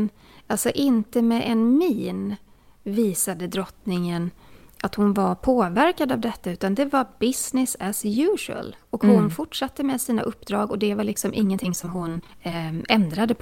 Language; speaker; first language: Swedish; native; Swedish